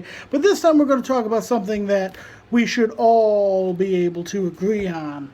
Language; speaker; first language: English; native; English